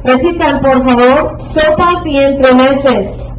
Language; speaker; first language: Spanish; non-native, fluent; English